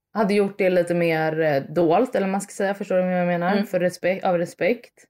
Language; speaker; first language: Swedish; early bilingual, other home language; Italian